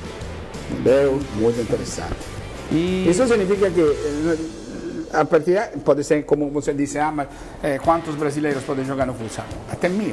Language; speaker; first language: Portuguese; non-native, fluent; Italian